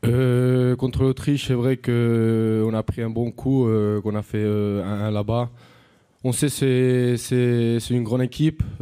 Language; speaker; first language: French; non-native, fluent; Spanish